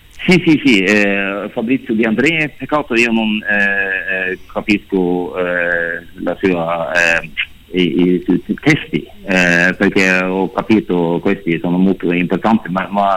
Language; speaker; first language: Italian; non-native, learner; Norwegian